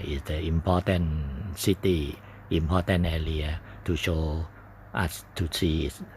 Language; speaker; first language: English; non-native, learner; Thai